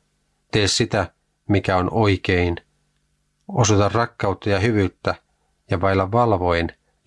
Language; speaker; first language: Finnish; native; Finnish